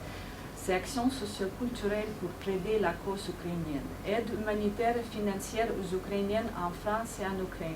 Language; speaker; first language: French; non-native, fluent; Ukrainian